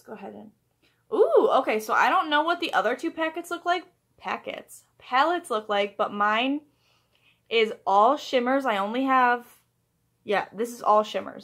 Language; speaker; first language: English; native; English